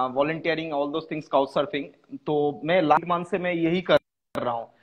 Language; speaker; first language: Hindi; non-native, local second language; Bangla